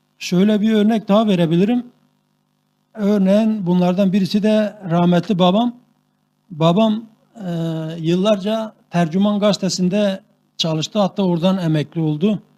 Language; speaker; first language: Turkish; non-native, local second language; Kurdish